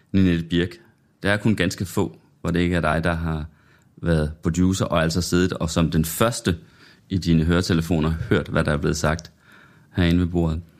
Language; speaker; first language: Danish; native; Danish